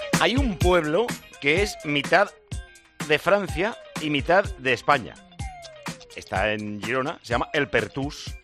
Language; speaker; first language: Spanish; native; Spanish